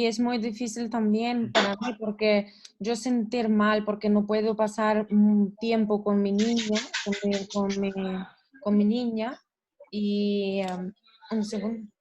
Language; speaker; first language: Spanish; non-native, learner; Russian